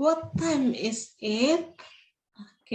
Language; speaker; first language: English; non-native, learner; Indonesian